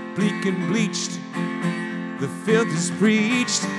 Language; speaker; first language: English; native; English